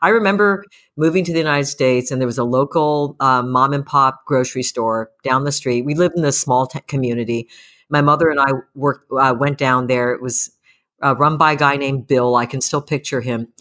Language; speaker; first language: English; early bilingual, other home language; Japanese